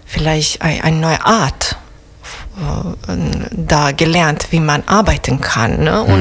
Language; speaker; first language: German; non-native, fluent; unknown